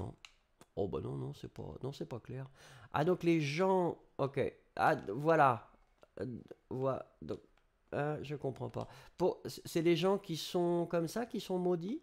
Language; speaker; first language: French; native; French